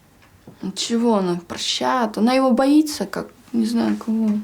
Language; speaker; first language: Russian; native; Russian